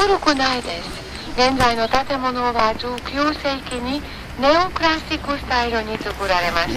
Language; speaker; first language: Japanese; non-native, fluent; Hungarian